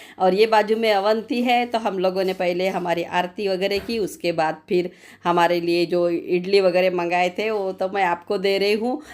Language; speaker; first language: Hindi; non-native, local second language; Marathi